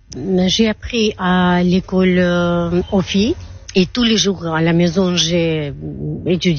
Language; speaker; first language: French; non-native, learner; Georgian